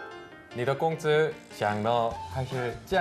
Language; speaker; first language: Chinese; non-native, learner; Korean